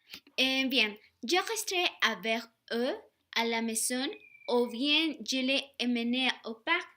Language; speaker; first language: French; non-native, learner; Spanish